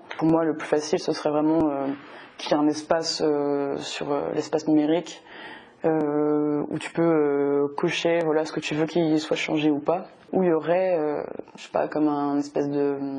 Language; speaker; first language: French; native; French